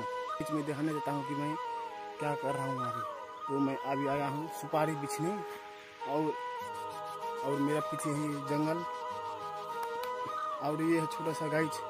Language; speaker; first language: Hindi; non-native, local second language; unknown